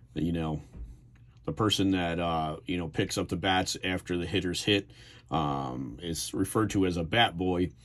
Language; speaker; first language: English; native; English